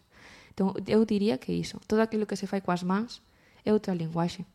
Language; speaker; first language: Galician; native; Galician